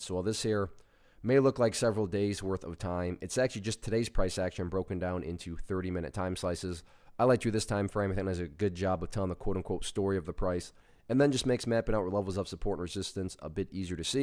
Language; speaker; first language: English; native; English